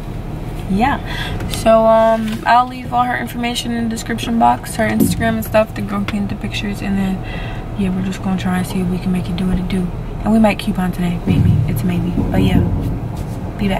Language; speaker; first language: English; native; English